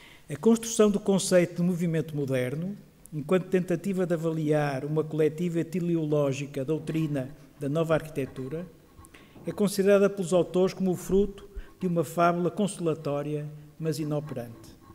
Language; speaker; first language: Portuguese; native; Portuguese